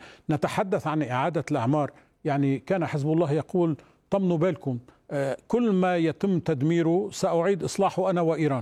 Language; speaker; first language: Arabic; native; Arabic